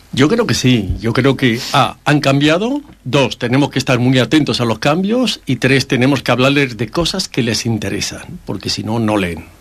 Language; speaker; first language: Spanish; early bilingual, heritage; Spanish